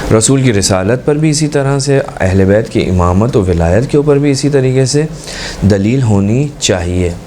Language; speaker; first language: Urdu; native; Urdu